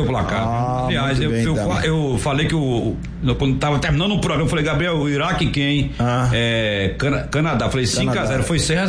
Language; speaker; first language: Portuguese; native; Portuguese